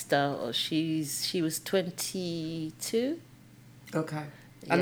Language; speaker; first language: English; native; English